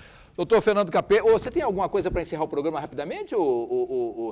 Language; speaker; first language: Portuguese; native; Portuguese